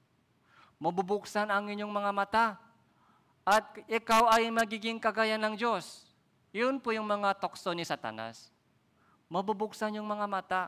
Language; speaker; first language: Filipino; non-native, fluent; Korean